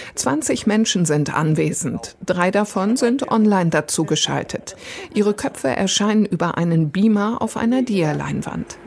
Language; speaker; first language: German; native; German